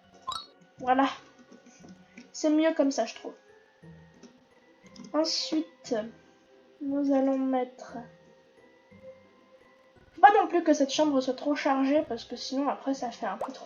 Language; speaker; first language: French; native; French